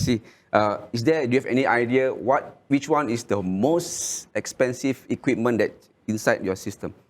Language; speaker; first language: English; non-native, local second language; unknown